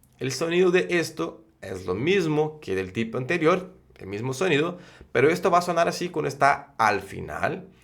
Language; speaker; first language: Spanish; non-native, fluent; Portuguese